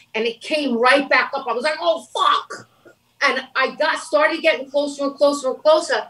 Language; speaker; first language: English; native; English